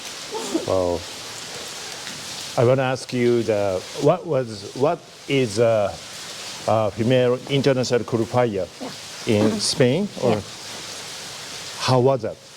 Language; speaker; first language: English; non-native, learner; Japanese